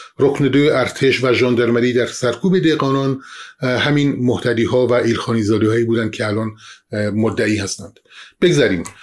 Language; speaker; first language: Persian; non-native, local second language; Kurdish